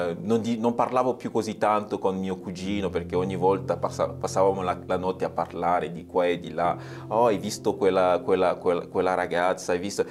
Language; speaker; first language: Italian; non-native, fluent; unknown